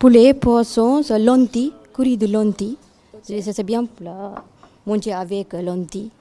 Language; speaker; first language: French; non-native, learner; Tamil